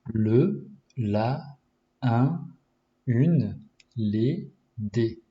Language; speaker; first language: French; non-native, learner; Japanese